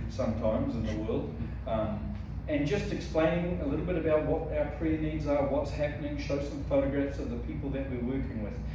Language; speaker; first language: English; native; English